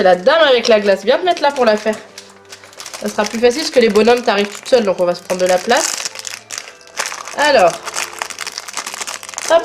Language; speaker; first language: French; native; French